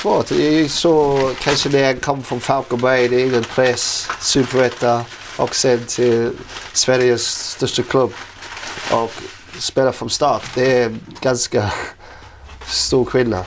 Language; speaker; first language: Swedish; non-native, learner; English